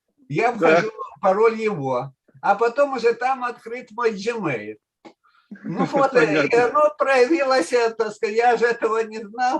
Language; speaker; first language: Russian; native; Russian